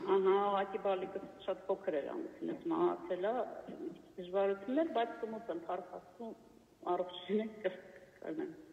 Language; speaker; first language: Armenian; native; Armenian